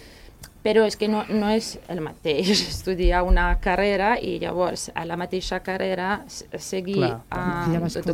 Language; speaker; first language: Catalan; non-native, fluent; Serbian